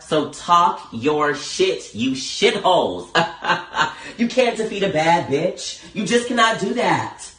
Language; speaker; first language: English; native; English